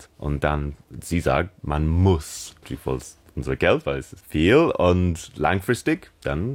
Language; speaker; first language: German; non-native, learner; English